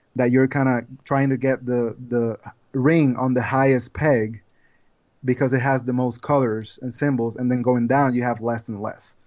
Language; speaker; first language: English; non-native, fluent; Spanish